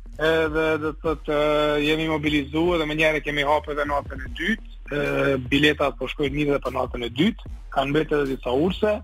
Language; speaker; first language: Albanian; native; Albanian